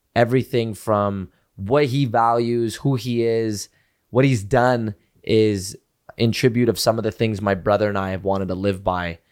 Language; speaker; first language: English; early bilingual, other home language; Punjabi